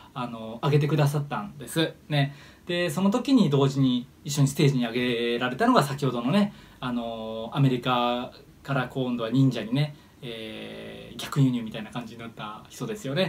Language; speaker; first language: Japanese; native; Japanese